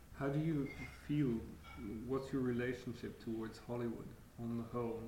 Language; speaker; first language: English; non-native, fluent; German